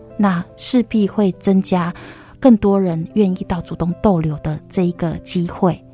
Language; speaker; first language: Chinese; native; Chinese